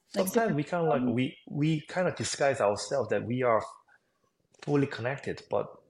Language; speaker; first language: English; non-native, fluent; Korean